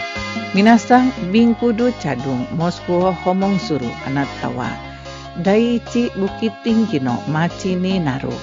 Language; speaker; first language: Japanese; non-native, learner; Indonesian